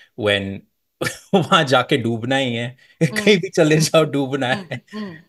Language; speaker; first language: English; non-native, local second language; Marathi